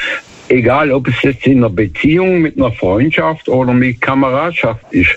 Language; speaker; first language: German; native; German